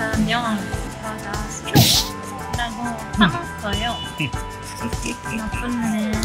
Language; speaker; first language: Korean; non-native, learner; Japanese